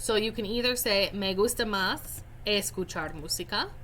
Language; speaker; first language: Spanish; non-native, fluent; English